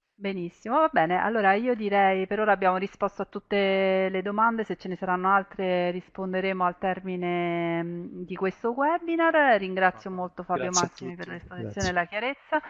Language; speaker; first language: Italian; native; Italian